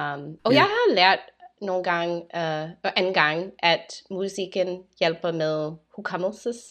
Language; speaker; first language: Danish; non-native, learner; English